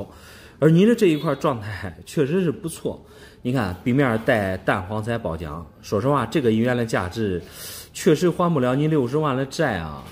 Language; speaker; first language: Chinese; native; Chinese